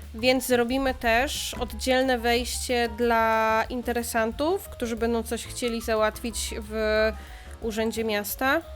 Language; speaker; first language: Polish; native; Polish